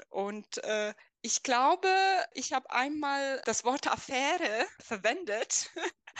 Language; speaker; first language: German; non-native, fluent; Italian